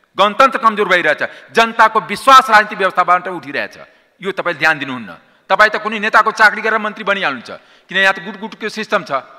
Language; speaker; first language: Nepali; non-native, local second language; Maithili